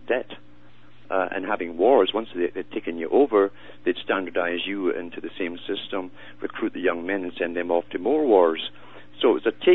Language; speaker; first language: English; native; English